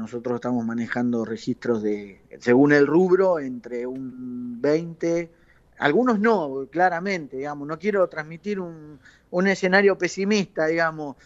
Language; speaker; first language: Spanish; native; Spanish